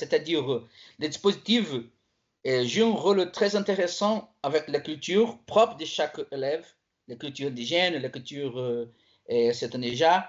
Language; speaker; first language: French; non-native, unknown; Portuguese